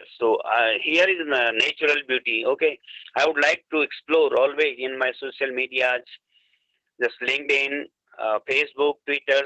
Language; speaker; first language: English; non-native, learner; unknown